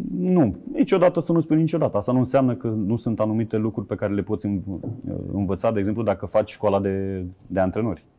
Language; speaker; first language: Romanian; native; Romanian